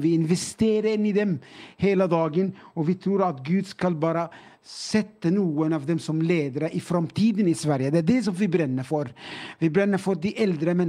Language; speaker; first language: Norwegian; non-native, fluent; Arabic